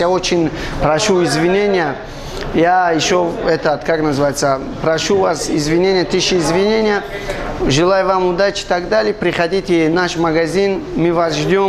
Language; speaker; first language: Russian; non-native, fluent; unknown